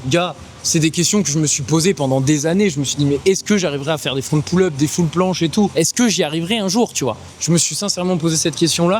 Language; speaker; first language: French; native; French